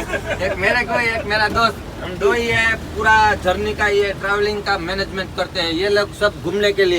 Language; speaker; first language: Hindi; non-native, local second language; Gujarati